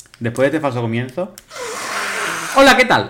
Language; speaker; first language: Spanish; native; Spanish